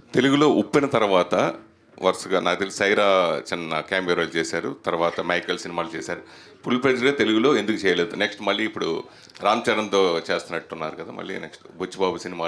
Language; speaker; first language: Telugu; native; Telugu